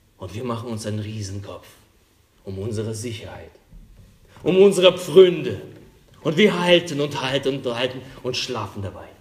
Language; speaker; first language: German; non-native, fluent; Russian